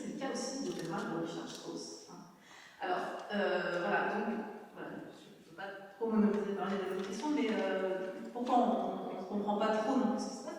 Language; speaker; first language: French; native; French